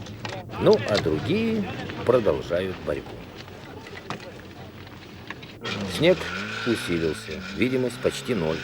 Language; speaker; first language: Russian; native; Russian